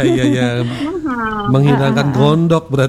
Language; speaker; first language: Indonesian; native; Indonesian